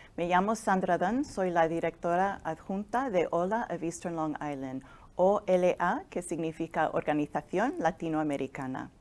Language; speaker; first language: Spanish; non-native, fluent; English